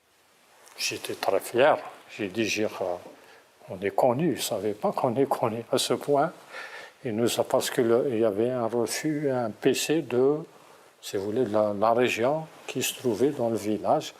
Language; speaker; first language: French; non-native, local second language; Kabyle